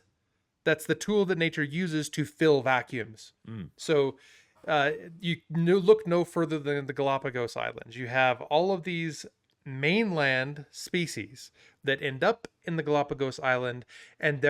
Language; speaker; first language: English; native; English